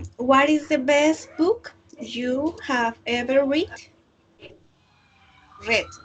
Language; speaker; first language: English; non-native, learner; Spanish